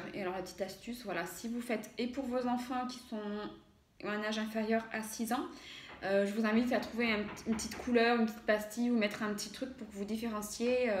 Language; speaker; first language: French; native; French